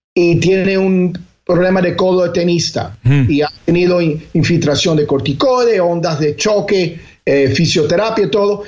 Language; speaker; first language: Spanish; early bilingual, heritage; Spanish